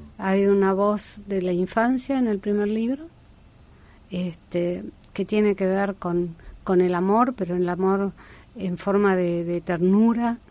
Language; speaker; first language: Spanish; native; Spanish